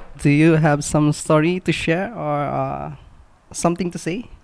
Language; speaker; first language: English; non-native, local second language; Filipino